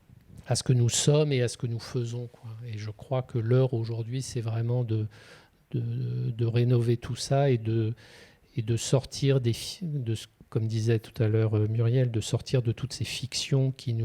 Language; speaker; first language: French; native; French